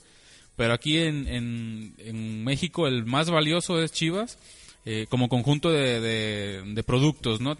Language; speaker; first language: Spanish; native; Spanish